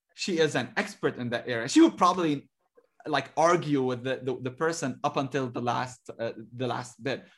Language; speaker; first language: English; non-native, fluent; Arabic